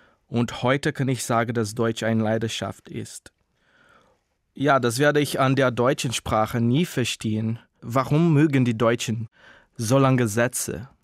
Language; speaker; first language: German; non-native, fluent; Portuguese